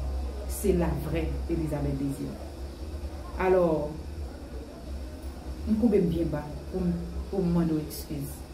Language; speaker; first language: French; non-native, learner; Haitian Creole